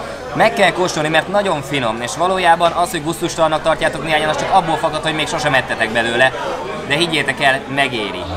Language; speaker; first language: Hungarian; native; Hungarian